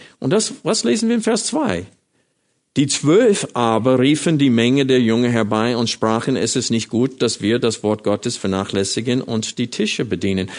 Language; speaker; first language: German; non-native, fluent; English